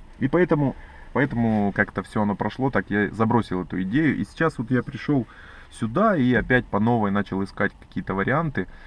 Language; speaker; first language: Russian; native; Russian